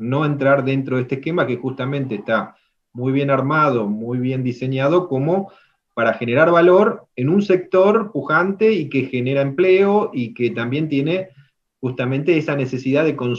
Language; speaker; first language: Spanish; native; Spanish